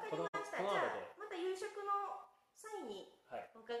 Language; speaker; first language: Japanese; native; Japanese